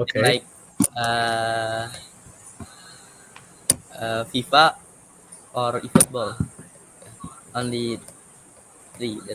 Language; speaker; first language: English; non-native, learner; Indonesian